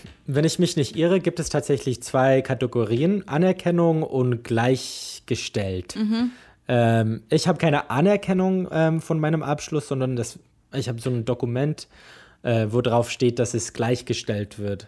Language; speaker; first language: German; non-native, fluent; English